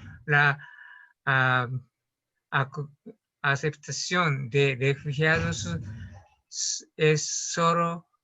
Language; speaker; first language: Spanish; non-native, learner; Japanese